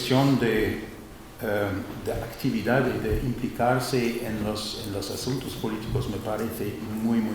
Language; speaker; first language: Spanish; non-native, fluent; German